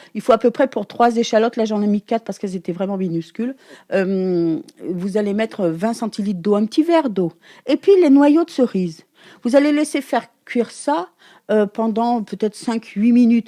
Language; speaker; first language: French; native; French